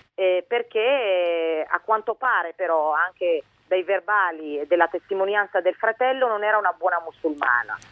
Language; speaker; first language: Italian; early bilingual, other home language; Arabic